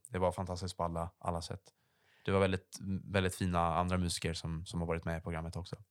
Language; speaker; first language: Swedish; native; Swedish